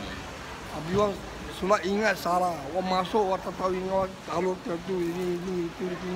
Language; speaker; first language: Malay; non-native, local second language; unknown